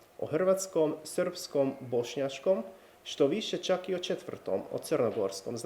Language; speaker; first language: Bosnian; non-native, fluent; Hungarian